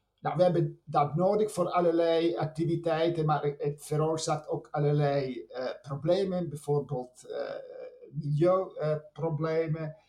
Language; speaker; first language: Dutch; non-native, fluent; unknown